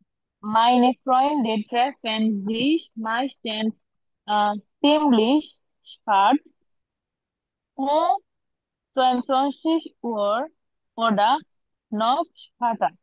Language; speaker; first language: German; non-native, learner; Bangla